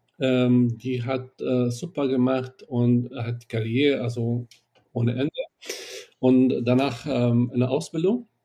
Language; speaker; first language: German; non-native, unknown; Arabic